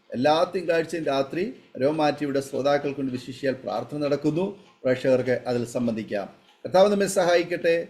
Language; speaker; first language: Malayalam; native; Malayalam